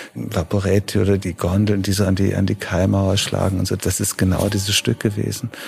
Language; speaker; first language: German; native; German